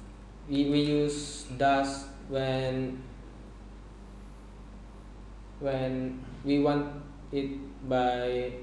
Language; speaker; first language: English; non-native, fluent; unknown